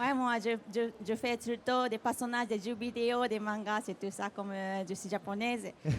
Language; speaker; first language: French; non-native, fluent; Japanese